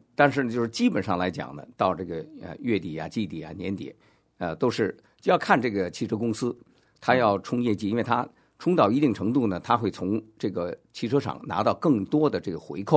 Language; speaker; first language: Chinese; native; Chinese